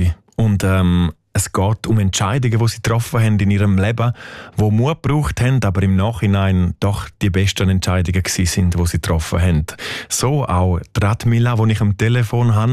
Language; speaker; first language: German; native; German